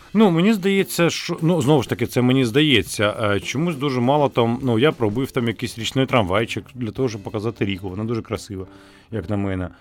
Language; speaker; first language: Ukrainian; native; Ukrainian